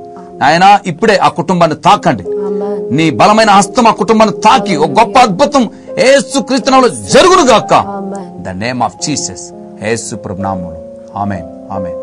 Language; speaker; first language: Telugu; native; Telugu